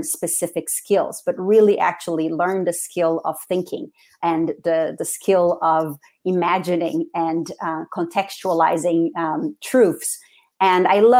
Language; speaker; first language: English; non-native, fluent; Portuguese